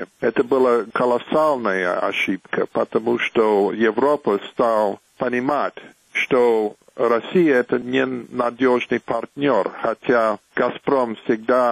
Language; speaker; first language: Russian; non-native, fluent; English